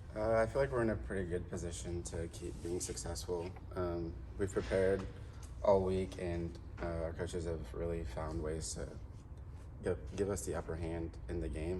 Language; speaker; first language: English; native; English